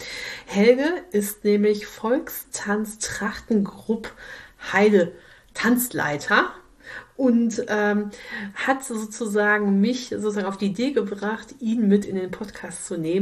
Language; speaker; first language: German; native; German